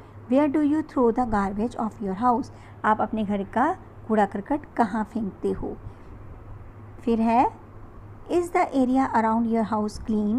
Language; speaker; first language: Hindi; native; Hindi